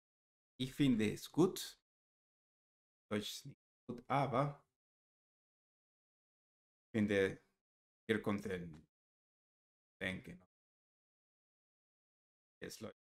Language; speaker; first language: German; non-native, learner; Spanish